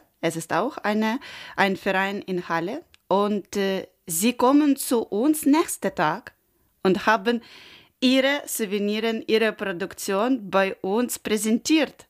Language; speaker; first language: German; non-native, learner; Ukrainian